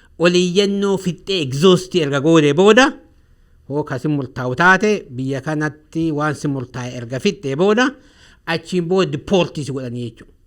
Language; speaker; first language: Oromo; native; Oromo